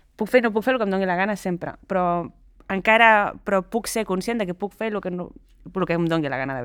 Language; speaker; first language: Catalan; non-native, local second language; Spanish